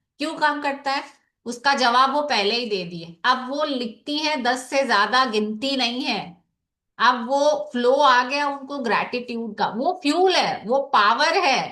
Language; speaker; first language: Hindi; native; Hindi